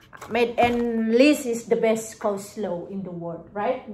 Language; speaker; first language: English; non-native, learner; Indonesian